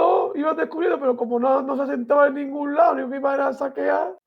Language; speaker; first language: Spanish; native; Spanish